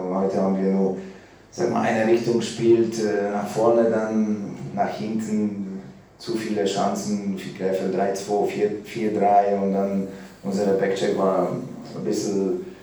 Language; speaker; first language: German; non-native, learner; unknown